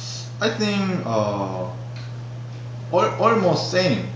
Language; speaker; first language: English; non-native, learner; Korean